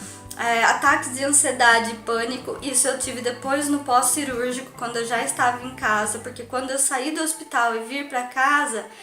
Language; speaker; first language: Portuguese; native; Portuguese